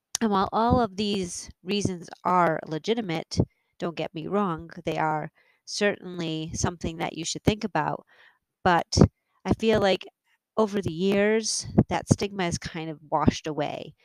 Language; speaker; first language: English; native; English